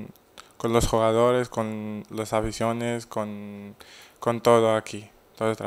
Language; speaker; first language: Spanish; non-native, fluent; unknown